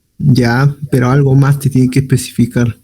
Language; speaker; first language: Spanish; native; Spanish